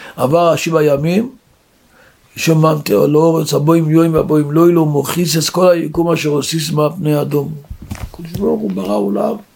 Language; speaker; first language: Hebrew; non-native, local second language; Yiddish